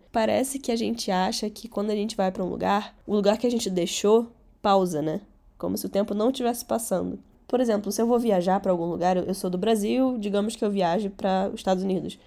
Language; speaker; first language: Portuguese; early bilingual, other home language; Catalan